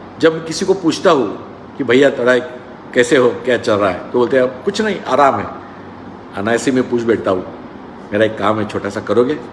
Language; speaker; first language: Hindi; non-native, local second language; Marathi